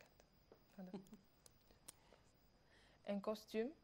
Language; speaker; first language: French; non-native, learner; Arabic